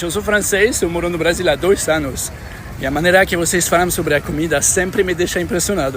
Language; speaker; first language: Portuguese; non-native, fluent; French